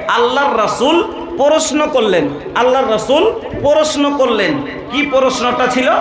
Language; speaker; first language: Bangla; non-native, local second language; Bhojpuri